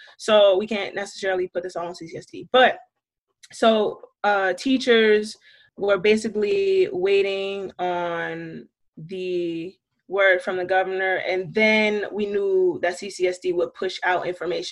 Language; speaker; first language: English; native; English